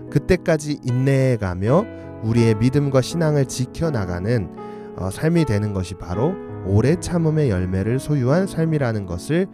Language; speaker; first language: Korean; native; Korean